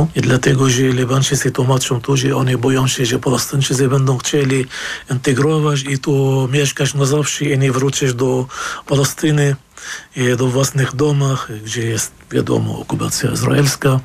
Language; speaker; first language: Polish; non-native, fluent; Arabic